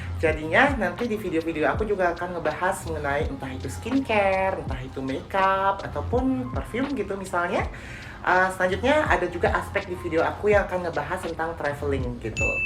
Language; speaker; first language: Indonesian; non-native, local second language; Balinese